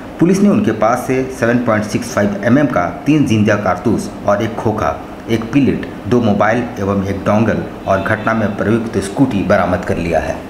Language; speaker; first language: Hindi; native; Hindi